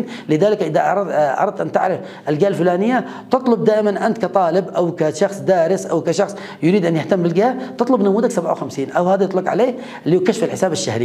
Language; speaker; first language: Arabic; native; Arabic